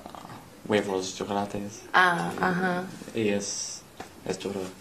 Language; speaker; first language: Spanish; non-native, learner; English